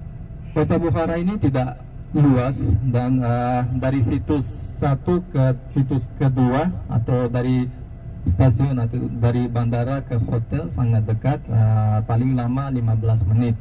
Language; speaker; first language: Indonesian; non-native, fluent; Uzbek